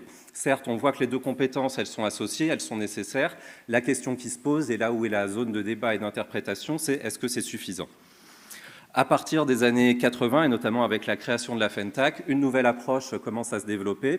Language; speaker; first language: French; native; French